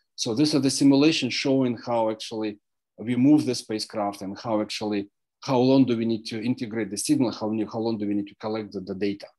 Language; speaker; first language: English; non-native, fluent; Russian